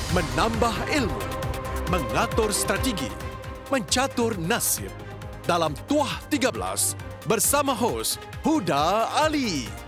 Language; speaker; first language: Malay; native; Malay